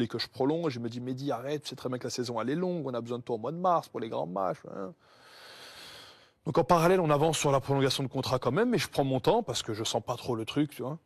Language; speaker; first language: French; native; French